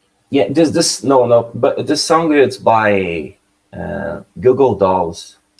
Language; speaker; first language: English; non-native, learner; Portuguese